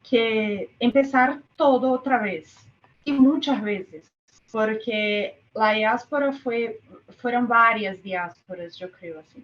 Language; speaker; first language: Spanish; non-native, fluent; Portuguese